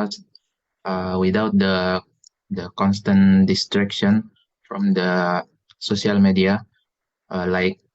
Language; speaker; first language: English; non-native, learner; Indonesian